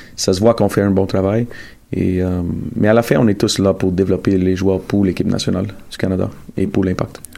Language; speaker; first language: French; early bilingual, other home language; Italian